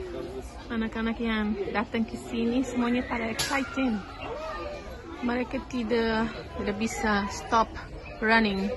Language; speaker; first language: Indonesian; non-native, local second language; Tetum